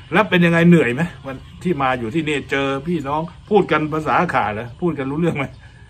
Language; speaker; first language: Thai; native; Thai